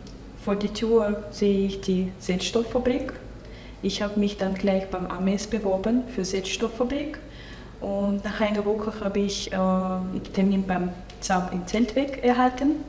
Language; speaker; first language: German; non-native, local second language; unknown